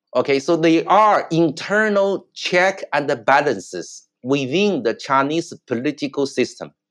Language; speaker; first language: English; non-native, fluent; Chinese